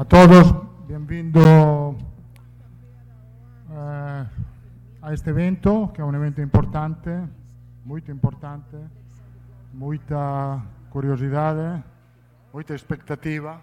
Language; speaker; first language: Portuguese; non-native, fluent; Italian